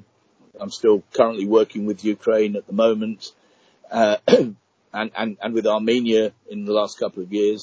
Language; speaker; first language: English; native; English